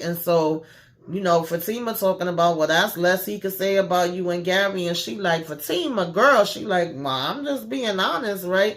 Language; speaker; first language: English; native; English